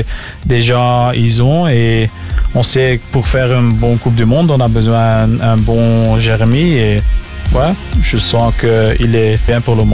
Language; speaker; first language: French; non-native, local second language; Dutch